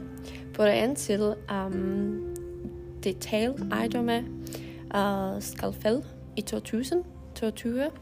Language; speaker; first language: Danish; non-native, learner; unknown